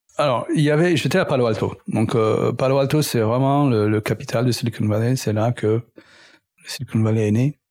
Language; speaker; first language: French; native; French